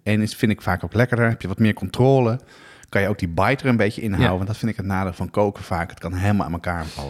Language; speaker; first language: Dutch; native; Dutch